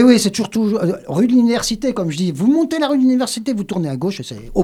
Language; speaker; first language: French; native; French